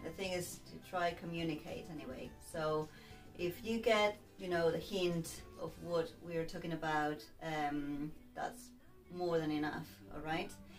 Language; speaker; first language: English; non-native, fluent; Spanish